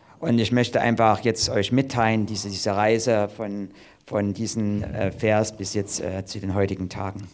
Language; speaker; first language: German; native; German